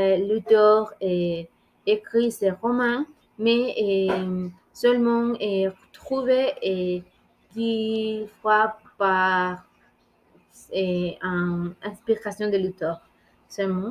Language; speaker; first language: French; non-native, learner; Spanish